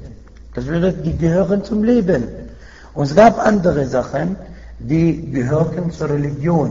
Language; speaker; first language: German; non-native, fluent; Arabic